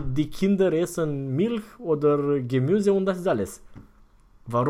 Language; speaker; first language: German; non-native, fluent; Romanian